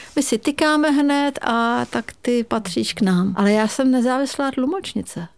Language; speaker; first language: Czech; non-native, fluent; Hungarian